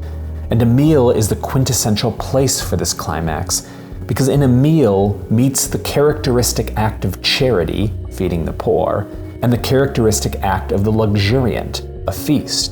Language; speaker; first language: English; native; English